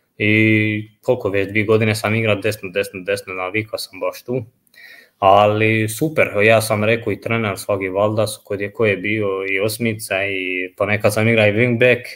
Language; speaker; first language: Croatian; non-native, fluent; Albanian